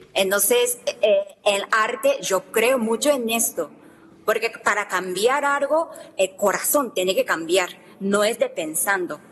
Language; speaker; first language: Spanish; non-native, fluent; Japanese